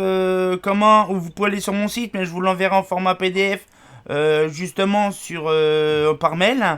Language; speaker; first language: French; native; French